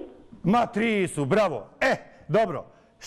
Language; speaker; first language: Bosnian; native; Bosnian